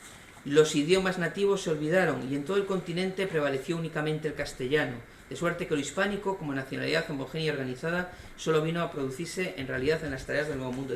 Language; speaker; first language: Spanish; native; Spanish